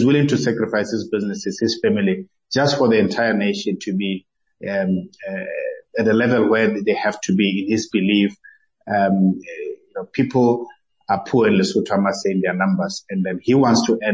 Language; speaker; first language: English; non-native, local second language; Southern Sotho